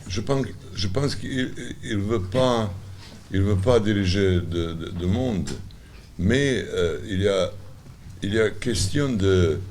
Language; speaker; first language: French; non-native, learner; Serbian